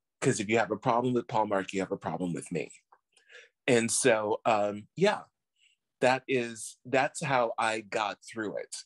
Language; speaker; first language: English; native; English